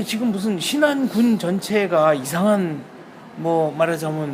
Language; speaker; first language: Korean; native; Korean